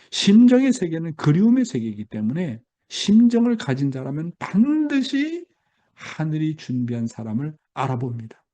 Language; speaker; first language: Korean; native; Korean